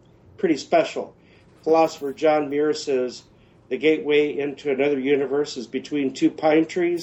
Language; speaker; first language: English; native; English